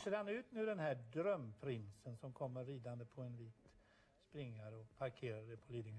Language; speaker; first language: Swedish; native; Swedish